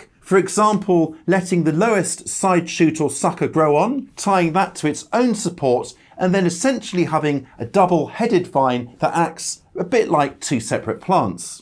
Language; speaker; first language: English; native; English